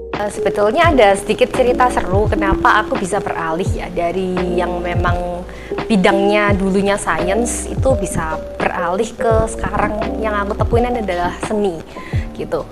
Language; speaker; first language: Indonesian; native; Indonesian